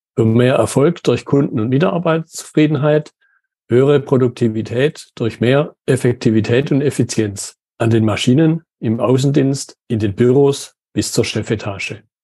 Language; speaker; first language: German; native; German